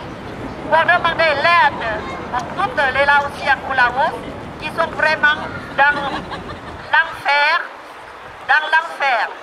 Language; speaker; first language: French; non-native, fluent; Lao